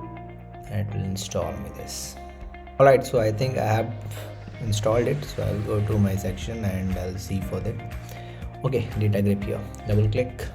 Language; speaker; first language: English; non-native, local second language; Hindi